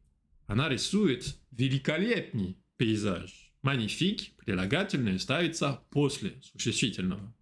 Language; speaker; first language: Russian; non-native, fluent; French